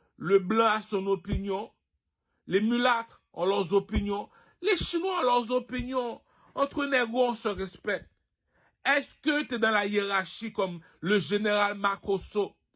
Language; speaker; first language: French; non-native, local second language; Haitian Creole